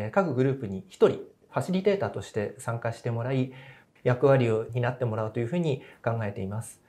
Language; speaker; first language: Japanese; native; Japanese